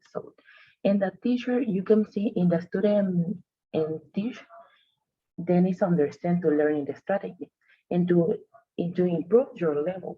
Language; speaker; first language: English; non-native, learner; Spanish